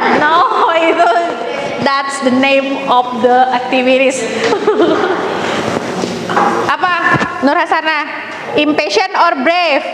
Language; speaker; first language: English; non-native, fluent; Indonesian